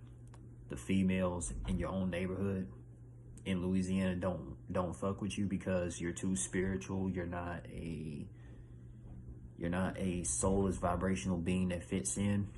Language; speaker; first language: English; native; English